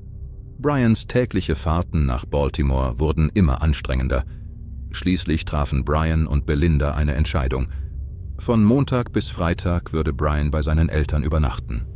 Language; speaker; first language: German; native; German